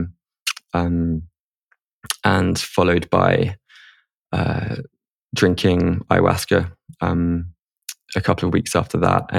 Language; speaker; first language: English; native; English